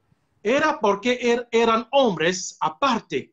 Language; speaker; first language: Spanish; non-native, fluent; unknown